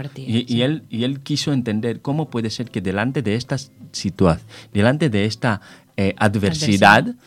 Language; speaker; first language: Spanish; non-native, fluent; Hebrew